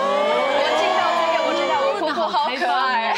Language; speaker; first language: Chinese; non-native, fluent; French